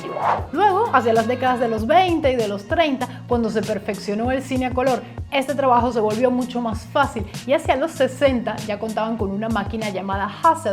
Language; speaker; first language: Spanish; native; Spanish